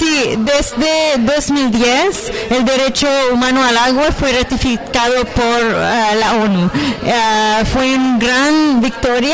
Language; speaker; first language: Spanish; non-native, fluent; French